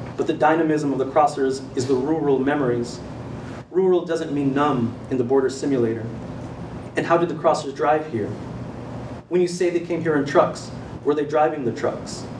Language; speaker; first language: English; native; English